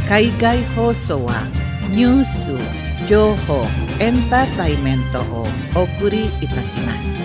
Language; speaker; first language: Japanese; non-native, fluent; Indonesian